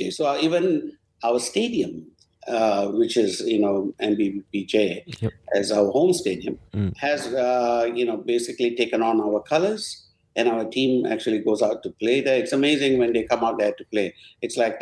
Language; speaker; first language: English; non-native, local second language; Tamil